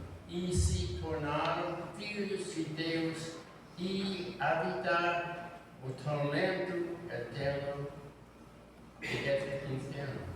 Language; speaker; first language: Portuguese; non-native, fluent; English